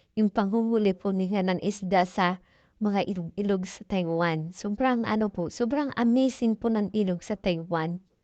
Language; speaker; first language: Filipino; non-native, local second language; Cebuano